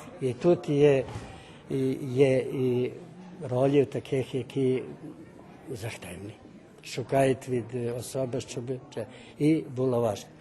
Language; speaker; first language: Ukrainian; early bilingual, heritage; Ukrainian